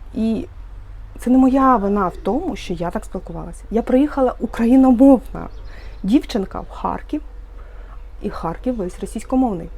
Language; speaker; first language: Ukrainian; native; Ukrainian